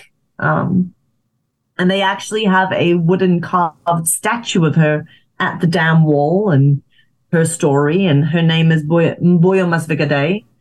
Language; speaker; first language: English; native; English